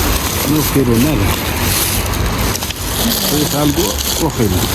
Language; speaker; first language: Spanish; non-native, learner; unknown